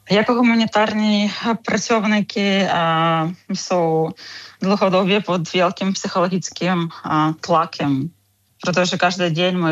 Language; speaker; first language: Czech; non-native, fluent; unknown